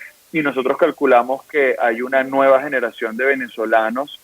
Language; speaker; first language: Spanish; native; Spanish